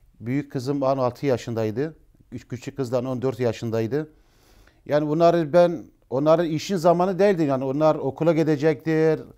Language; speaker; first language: Turkish; non-native, learner; Arabic